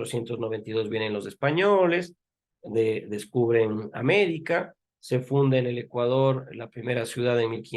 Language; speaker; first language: Spanish; native; Spanish